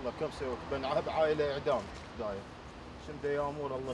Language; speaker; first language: Turkish; non-native, learner; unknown